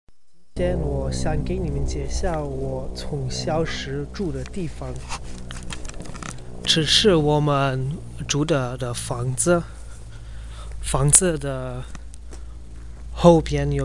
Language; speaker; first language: Chinese; non-native, learner; Dutch